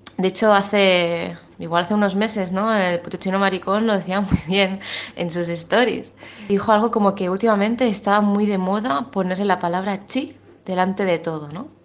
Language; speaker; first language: Spanish; early bilingual, other home language; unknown